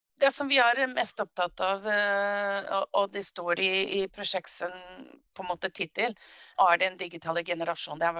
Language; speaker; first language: Norwegian; non-native, fluent; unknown